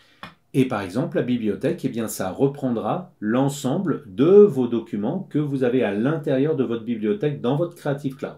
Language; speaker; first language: French; native; French